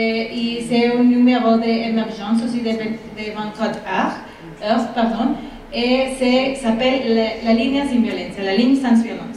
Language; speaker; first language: French; non-native, fluent; Spanish